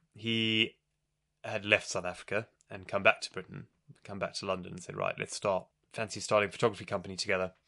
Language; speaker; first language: English; native; English